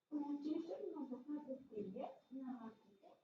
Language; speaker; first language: Russian; non-native, local second language; Uzbek